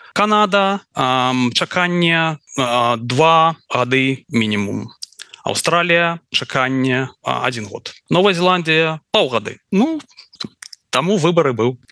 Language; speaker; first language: Belarusian; non-native, local second language; Russian